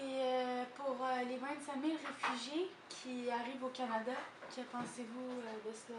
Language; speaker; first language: French; native; French